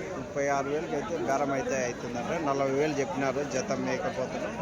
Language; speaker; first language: Telugu; native; Telugu